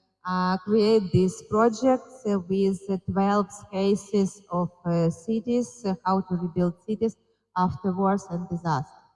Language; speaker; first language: English; non-native, fluent; Ukrainian